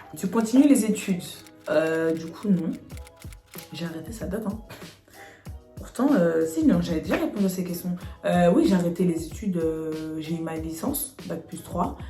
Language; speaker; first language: French; native; French